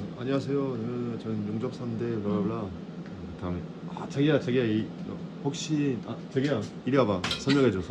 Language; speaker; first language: Korean; non-native, learner; French